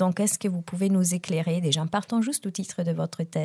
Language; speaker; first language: French; non-native, fluent; Italian